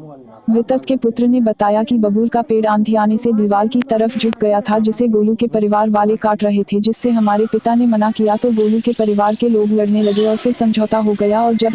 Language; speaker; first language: Hindi; native; Hindi